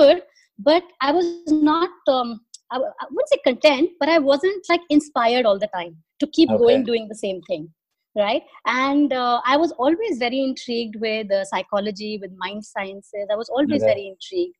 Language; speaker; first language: English; non-native, local second language; Hindi